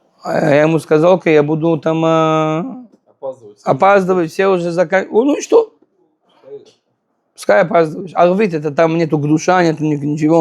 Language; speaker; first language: Russian; non-native, fluent; Hebrew